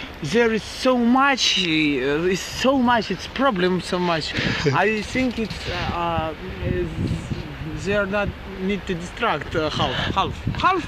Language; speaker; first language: English; non-native, learner; Russian